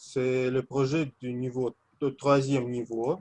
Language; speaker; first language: French; non-native, fluent; Russian